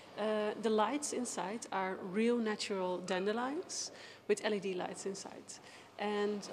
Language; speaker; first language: English; non-native, fluent; Dutch